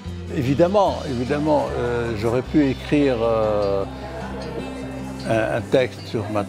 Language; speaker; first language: French; non-native, local second language; Arabic